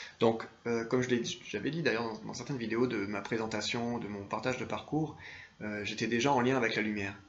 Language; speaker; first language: French; native; French